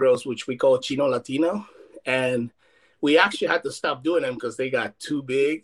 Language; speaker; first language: English; non-native, fluent; Spanish